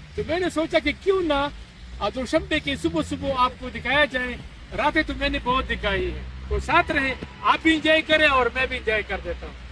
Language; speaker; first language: Urdu; non-native, local second language; Pashto